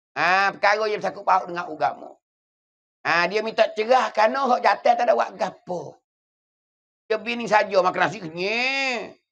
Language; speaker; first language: Malay; native; Malay